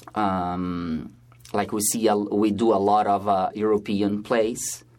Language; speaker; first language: English; non-native, fluent; Portuguese